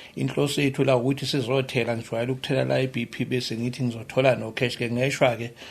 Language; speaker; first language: Zulu; native; Zulu